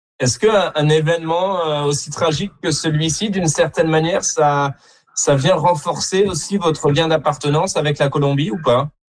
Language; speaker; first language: French; native; French